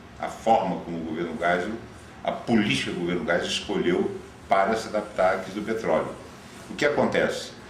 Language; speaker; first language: Portuguese; native; Portuguese